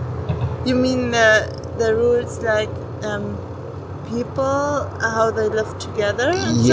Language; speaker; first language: English; non-native, fluent; German